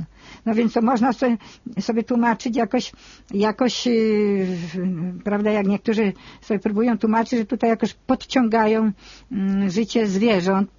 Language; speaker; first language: Polish; native; Polish